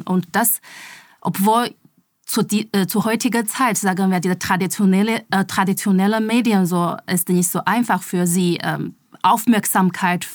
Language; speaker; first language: German; non-native, fluent; Chinese